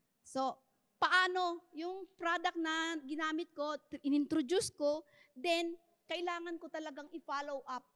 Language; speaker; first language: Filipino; native; Filipino